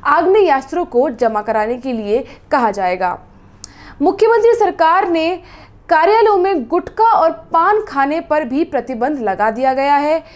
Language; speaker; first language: Hindi; native; Hindi